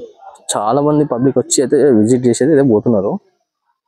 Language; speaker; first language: Telugu; native; Telugu